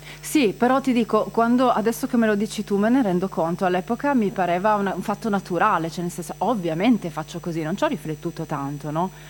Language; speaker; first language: Italian; native; Italian